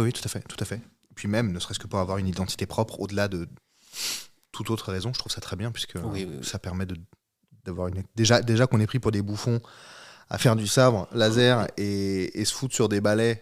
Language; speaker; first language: French; native; French